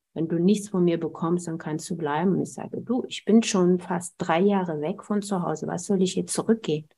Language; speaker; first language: German; non-native, fluent; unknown